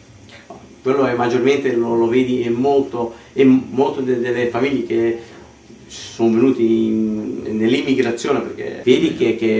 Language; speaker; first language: Italian; early bilingual, heritage; Italian